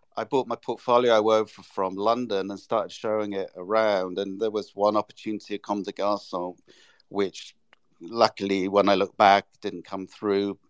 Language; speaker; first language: English; native; English